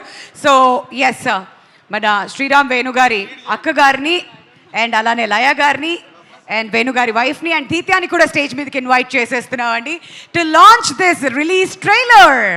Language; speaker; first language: Telugu; native; Telugu